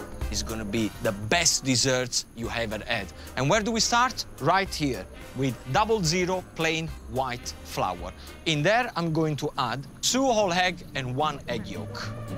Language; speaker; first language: English; non-native, fluent; Italian